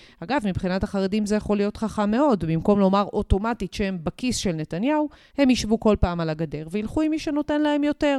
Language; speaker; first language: Hebrew; native; Hebrew